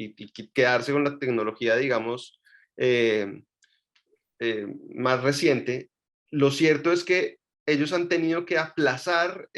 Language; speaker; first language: Spanish; native; Spanish